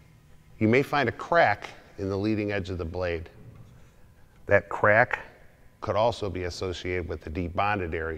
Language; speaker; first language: English; native; English